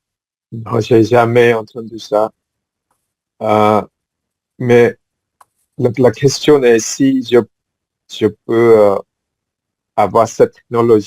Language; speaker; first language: French; non-native, fluent; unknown